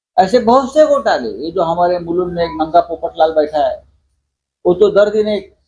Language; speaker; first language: Hindi; non-native, local second language; Marathi